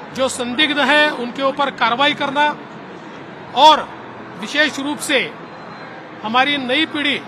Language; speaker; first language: Hindi; non-native, local second language; Marathi